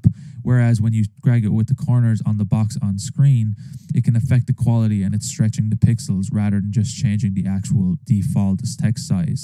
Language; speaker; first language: English; native; English